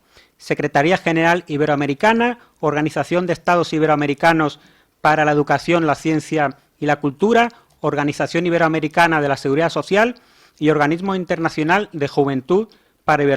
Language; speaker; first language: Spanish; native; Spanish